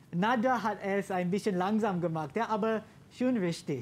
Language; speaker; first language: German; non-native, learner; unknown